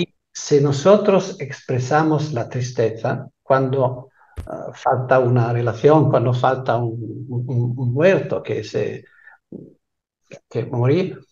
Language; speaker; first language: Spanish; non-native, fluent; Italian